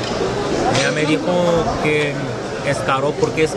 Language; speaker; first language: Spanish; non-native, fluent; Korean